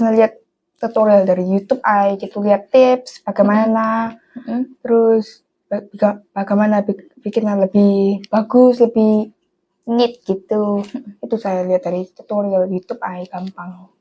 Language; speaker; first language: Indonesian; non-native, local second language; English